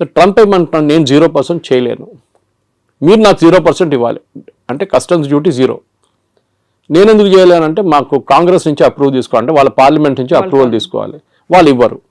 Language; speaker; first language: Telugu; non-native, local second language; Malayalam